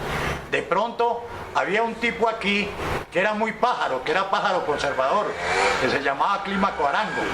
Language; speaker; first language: Spanish; native; Spanish